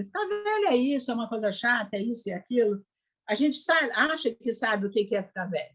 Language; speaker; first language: Portuguese; native; Portuguese